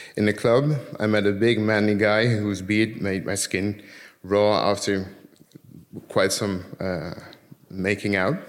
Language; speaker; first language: English; early bilingual, other home language; Dutch